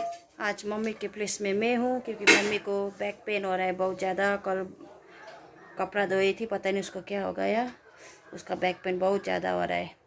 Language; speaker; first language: Hindi; non-native, local second language; Nepali